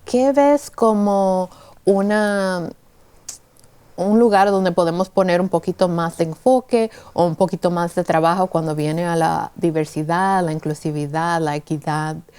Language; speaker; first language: Spanish; early bilingual, heritage; Spanish